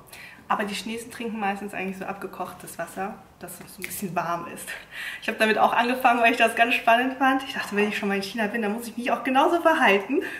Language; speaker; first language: German; native; German